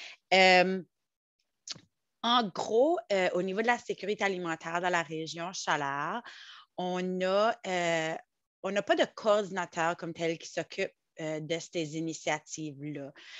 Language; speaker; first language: French; native; French